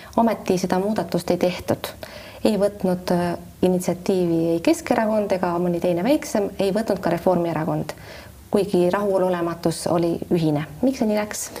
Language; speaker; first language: Estonian; native; Estonian